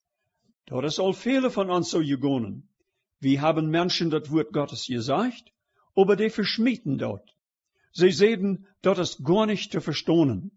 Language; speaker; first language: German; early bilingual, heritage; Plautdietsch